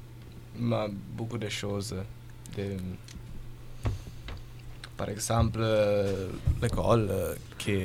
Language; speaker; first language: French; non-native, learner; Italian